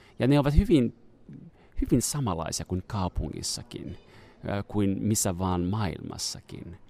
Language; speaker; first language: Finnish; non-native, fluent; French